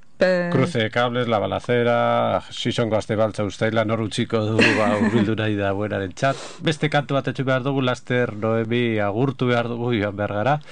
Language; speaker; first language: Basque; native; Basque